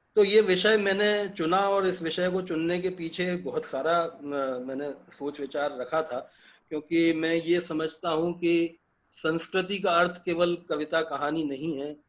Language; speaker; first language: Hindi; native; Hindi